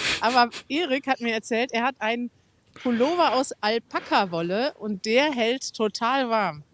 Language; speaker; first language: German; native; German